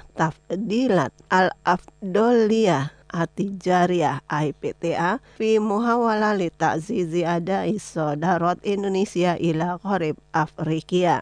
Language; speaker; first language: Arabic; non-native, fluent; Indonesian